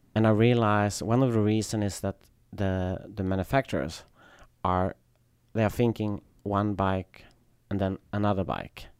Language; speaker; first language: English; non-native, fluent; Swedish